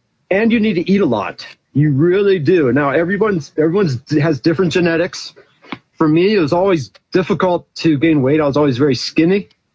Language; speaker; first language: English; native; English